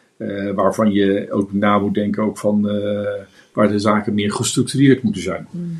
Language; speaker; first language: Dutch; native; Dutch